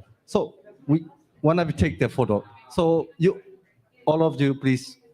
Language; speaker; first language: English; non-native, learner; Burmese